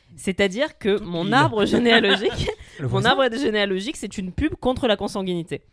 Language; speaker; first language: French; native; French